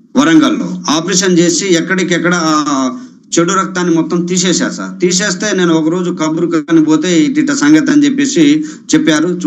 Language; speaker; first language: Telugu; non-native, local second language; Lambadi